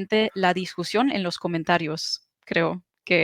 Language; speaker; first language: Spanish; non-native, fluent; German